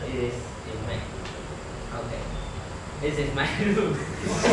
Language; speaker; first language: English; non-native, learner; Chinese